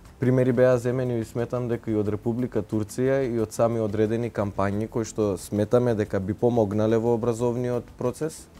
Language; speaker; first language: Macedonian; non-native, local second language; Turkish